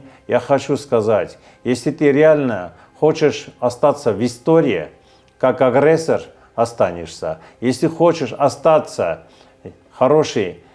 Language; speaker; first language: Russian; non-native, fluent; Armenian